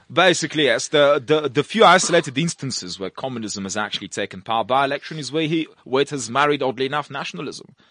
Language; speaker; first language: English; non-native, fluent; Russian